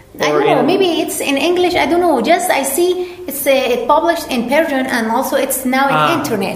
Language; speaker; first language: English; non-native, learner; Persian